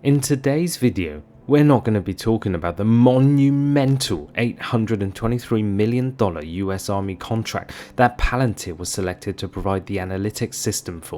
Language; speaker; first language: English; native; English